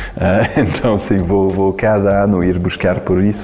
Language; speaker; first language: Portuguese; non-native, learner; French